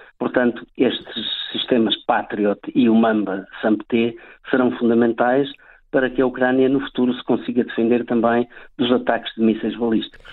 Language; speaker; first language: Portuguese; native; Portuguese